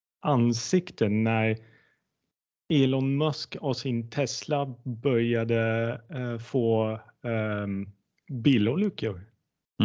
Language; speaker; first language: Swedish; non-native, fluent; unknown